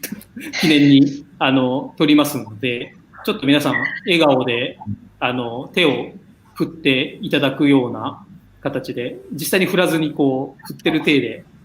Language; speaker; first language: Japanese; native; Japanese